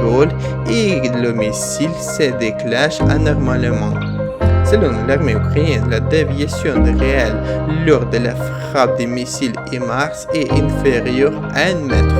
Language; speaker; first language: French; non-native, fluent; Ukrainian